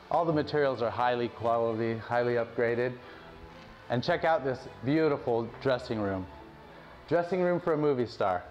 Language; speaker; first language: English; native; English